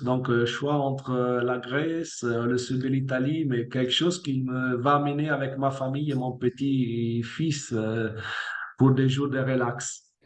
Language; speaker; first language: French; non-native, fluent; Italian